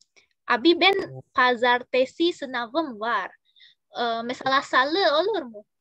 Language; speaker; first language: Turkish; non-native, learner; Indonesian